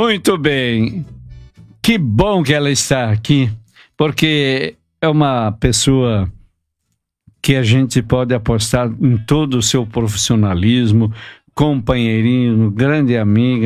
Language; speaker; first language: Portuguese; native; Portuguese